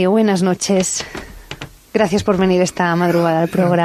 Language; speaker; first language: Spanish; native; Spanish